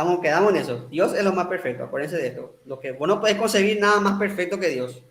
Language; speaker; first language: Spanish; native; Spanish